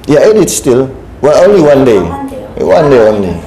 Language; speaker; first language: English; non-native, learner; Indonesian